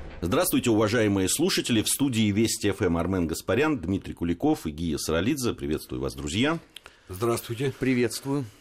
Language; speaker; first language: Russian; native; Russian